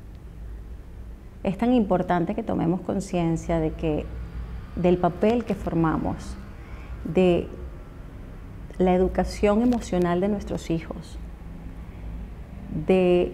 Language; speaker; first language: Spanish; native; Spanish